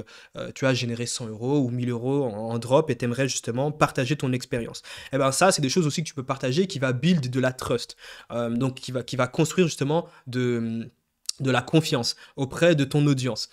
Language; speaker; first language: French; native; French